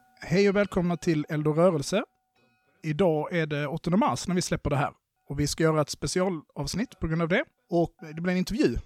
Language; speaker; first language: Swedish; native; Swedish